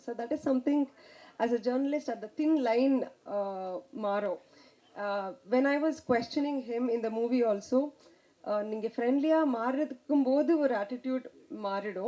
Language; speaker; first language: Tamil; non-native, fluent; Kannada